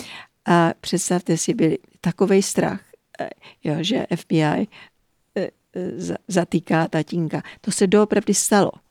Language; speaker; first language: Czech; early bilingual, heritage; Czech